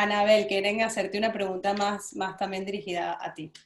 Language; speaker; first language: Spanish; native; Spanish